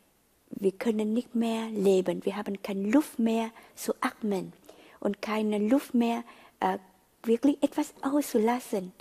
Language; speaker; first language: German; non-native, fluent; Vietnamese